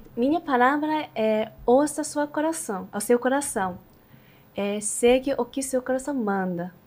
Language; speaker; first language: Portuguese; non-native, learner; Japanese